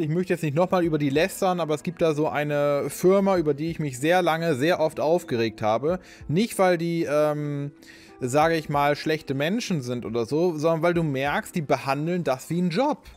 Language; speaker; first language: German; native; German